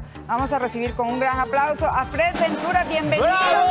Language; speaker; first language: Spanish; native; Spanish